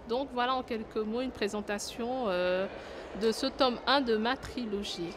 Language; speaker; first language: French; non-native, local second language; Wolof